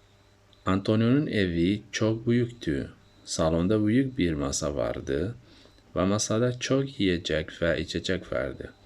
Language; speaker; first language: Turkish; non-native, learner; Central Kurdish